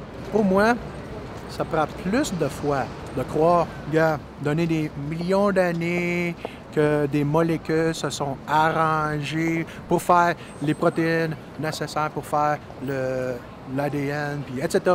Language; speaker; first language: French; native; French